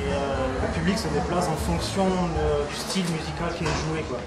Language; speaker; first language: French; native; French